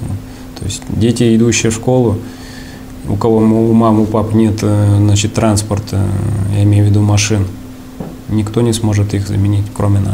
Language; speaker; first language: Russian; native; Russian